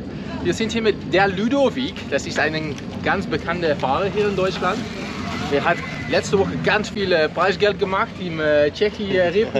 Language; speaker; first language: German; non-native, learner; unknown